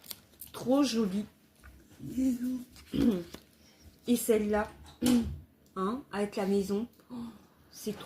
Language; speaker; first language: French; native; French